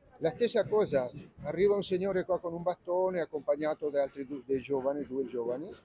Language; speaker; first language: Italian; non-native, fluent; Spanish